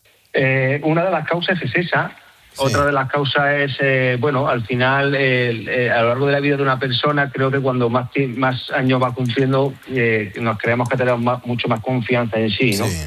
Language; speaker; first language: Spanish; native; Spanish